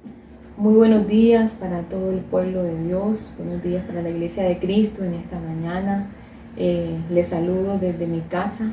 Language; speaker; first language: Spanish; native; Spanish